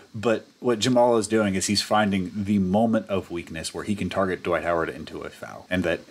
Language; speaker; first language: English; native; English